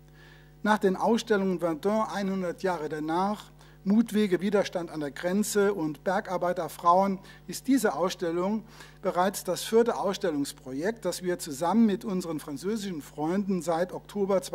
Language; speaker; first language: German; native; German